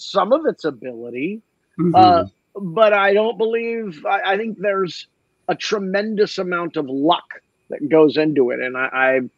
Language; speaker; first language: English; native; English